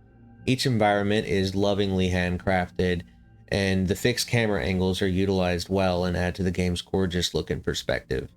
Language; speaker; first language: English; native; English